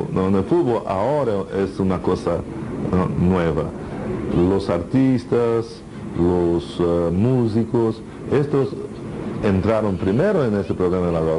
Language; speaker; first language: Spanish; non-native, fluent; Portuguese